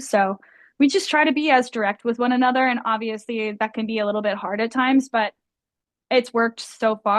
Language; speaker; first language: English; native; English